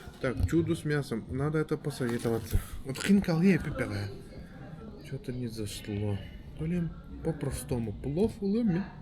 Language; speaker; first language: Russian; non-native, local second language; Yakut